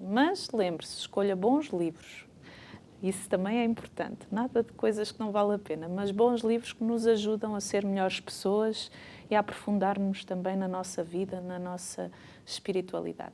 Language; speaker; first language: Portuguese; native; Portuguese